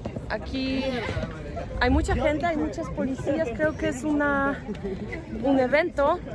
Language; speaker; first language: Spanish; non-native, fluent; Polish